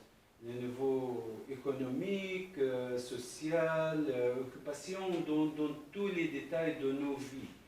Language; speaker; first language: French; non-native, fluent; Arabic